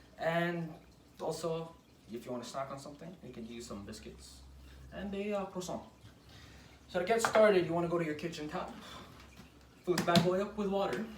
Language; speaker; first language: English; native; English